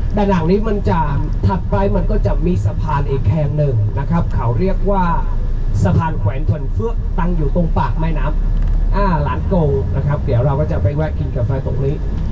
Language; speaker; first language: Thai; non-native, fluent; Vietnamese